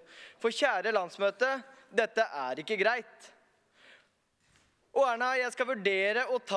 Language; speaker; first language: Norwegian; native; Norwegian